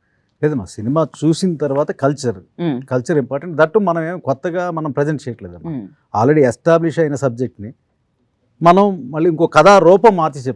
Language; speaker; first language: Telugu; native; Telugu